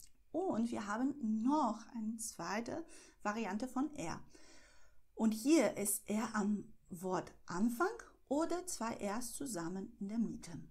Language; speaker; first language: German; non-native, fluent; Portuguese